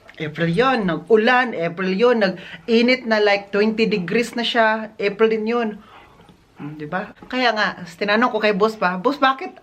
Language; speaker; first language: Filipino; non-native, local second language; Cebuano